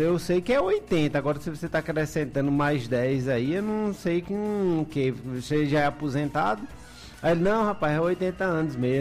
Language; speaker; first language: Portuguese; native; Portuguese